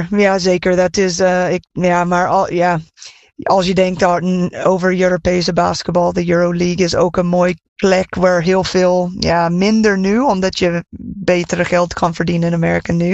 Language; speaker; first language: Dutch; non-native, fluent; English